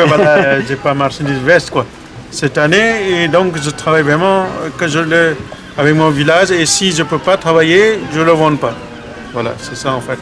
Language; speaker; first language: French; non-native, learner; Nepali